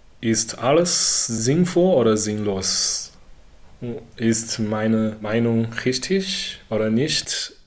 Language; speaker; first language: German; non-native, learner; Chinese